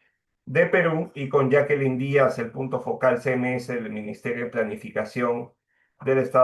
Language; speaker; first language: Spanish; native; Spanish